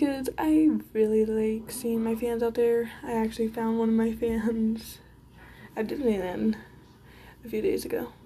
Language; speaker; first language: English; native; English